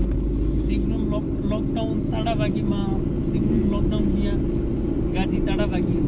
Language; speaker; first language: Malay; non-native, learner; Bangla